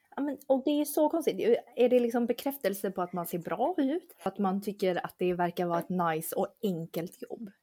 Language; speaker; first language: Swedish; early bilingual, other home language; Chinese